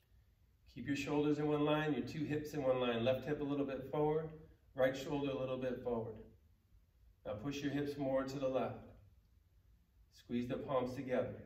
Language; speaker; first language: English; native; English